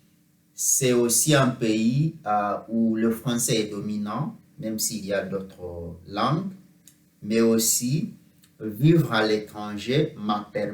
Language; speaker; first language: French; non-native, fluent; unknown